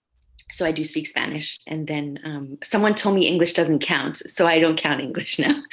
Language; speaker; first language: English; native; English